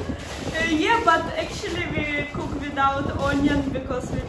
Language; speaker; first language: English; non-native, fluent; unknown